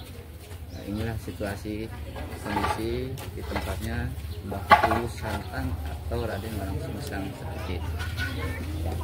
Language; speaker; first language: Indonesian; native; Indonesian